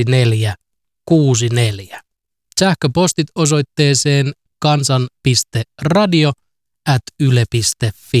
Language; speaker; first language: Finnish; native; Finnish